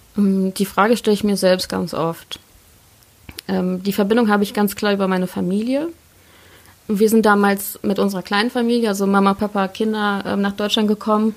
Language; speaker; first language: German; early bilingual, other home language; Polish